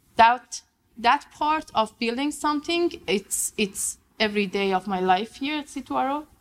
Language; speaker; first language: English; non-native, fluent; Persian